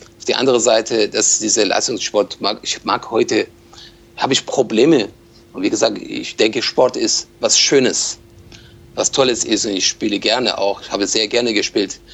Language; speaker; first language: German; non-native, fluent; Persian